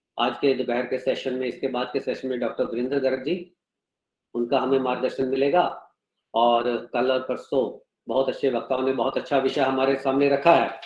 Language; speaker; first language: Hindi; non-native, local second language; Punjabi